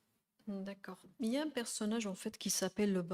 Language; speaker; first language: French; non-native, local second language; Arabic